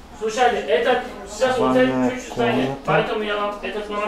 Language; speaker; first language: Russian; non-native, learner; Turkish